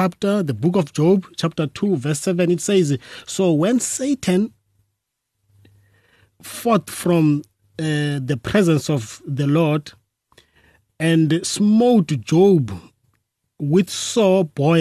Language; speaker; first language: English; non-native, local second language; Tswana